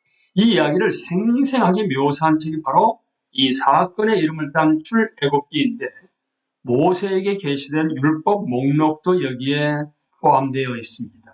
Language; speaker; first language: Korean; native; Korean